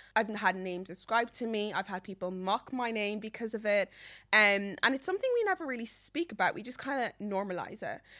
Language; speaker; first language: English; native; English